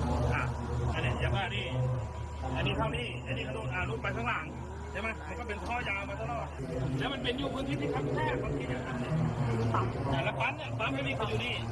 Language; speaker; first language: Thai; native; Thai